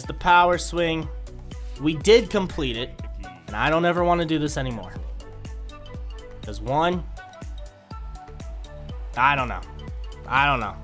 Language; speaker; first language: English; native; English